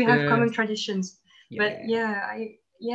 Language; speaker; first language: English; non-native, fluent; French